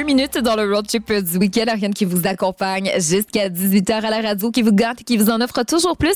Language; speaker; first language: French; native; French